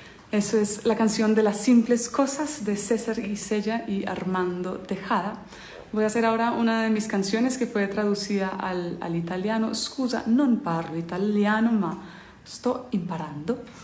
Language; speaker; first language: Spanish; early bilingual, heritage; Spanish